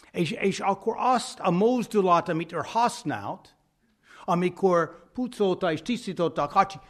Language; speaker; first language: Hungarian; non-native, fluent; English